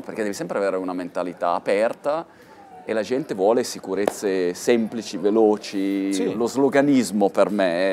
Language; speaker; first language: Italian; native; Italian